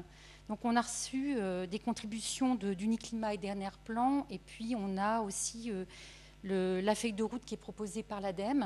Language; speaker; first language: French; native; French